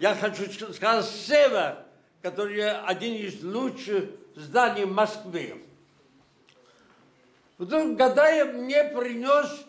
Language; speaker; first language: Russian; non-native, local second language; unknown